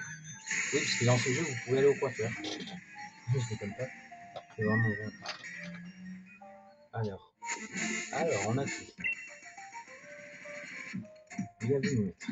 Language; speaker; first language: French; native; French